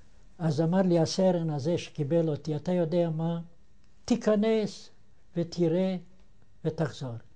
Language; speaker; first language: Hebrew; non-native, fluent; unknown